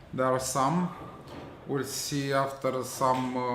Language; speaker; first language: English; non-native, learner; Romanian